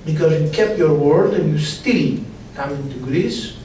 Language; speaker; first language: English; non-native, fluent; Greek